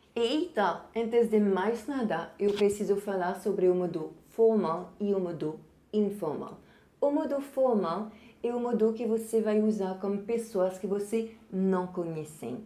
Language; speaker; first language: Portuguese; non-native, fluent; French